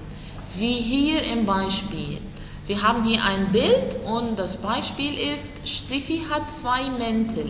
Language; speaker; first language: German; non-native, fluent; Arabic